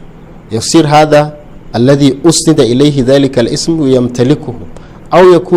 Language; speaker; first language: Arabic; non-native, fluent; Hausa